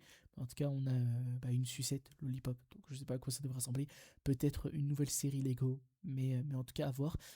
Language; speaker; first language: French; native; French